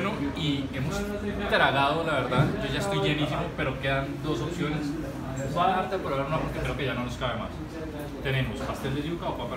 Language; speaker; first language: Spanish; native; Spanish